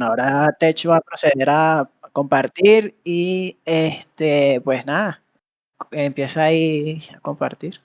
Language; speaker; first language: Spanish; native; Spanish